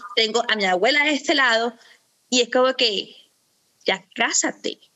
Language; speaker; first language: Spanish; early bilingual, other home language; German